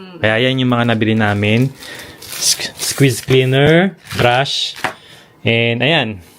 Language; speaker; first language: Filipino; native; Filipino